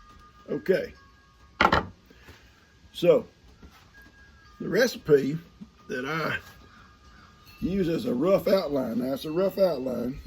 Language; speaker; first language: English; native; English